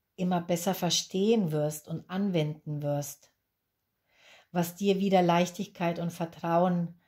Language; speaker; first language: German; non-native, fluent; Spanish